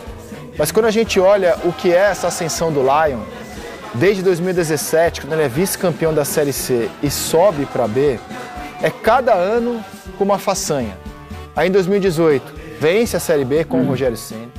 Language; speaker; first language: Portuguese; native; Portuguese